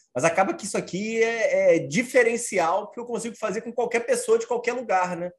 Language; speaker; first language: Portuguese; native; Portuguese